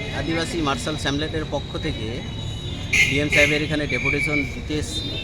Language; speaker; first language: Bangla; non-native, local second language; Santali